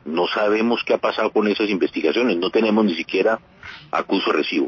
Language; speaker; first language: Spanish; native; Spanish